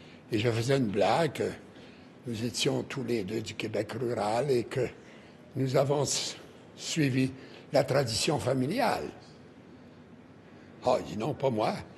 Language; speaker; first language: French; native; French